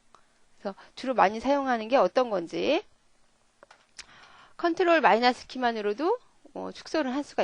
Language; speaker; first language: Korean; native; Korean